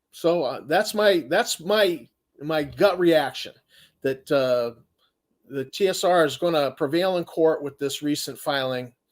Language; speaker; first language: English; native; English